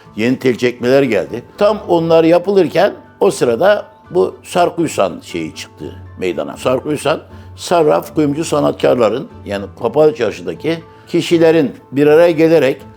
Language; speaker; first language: Turkish; native; Turkish